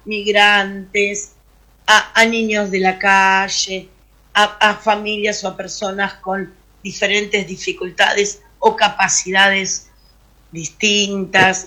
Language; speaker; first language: Spanish; native; Spanish